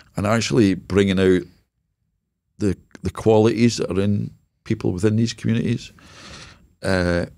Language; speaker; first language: English; native; English